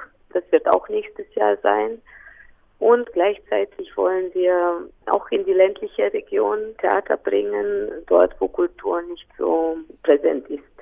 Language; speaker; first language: German; non-native, local second language; Romanian